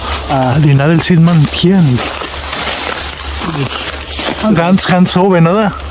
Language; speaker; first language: German; non-native, learner; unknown